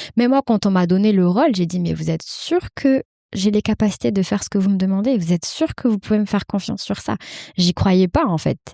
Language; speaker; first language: French; early bilingual, other home language; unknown